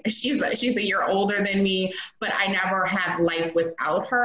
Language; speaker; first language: English; native; English